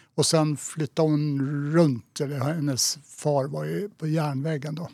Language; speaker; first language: Swedish; native; Swedish